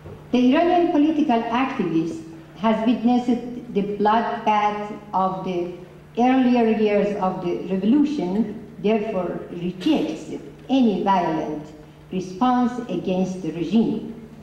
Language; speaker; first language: English; non-native, fluent; Persian